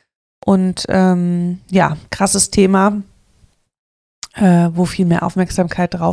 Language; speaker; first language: German; native; German